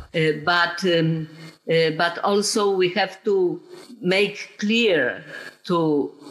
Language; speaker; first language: English; non-native, fluent; Polish